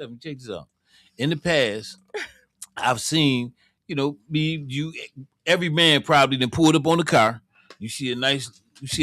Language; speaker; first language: English; native; English